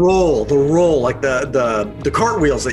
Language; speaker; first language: English; native; English